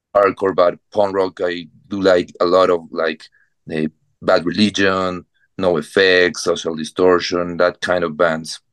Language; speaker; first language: English; non-native, fluent; Spanish